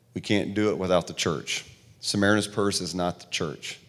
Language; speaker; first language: English; native; English